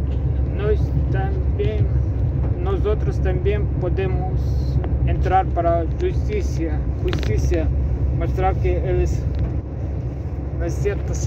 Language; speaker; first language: Spanish; non-native, learner; Russian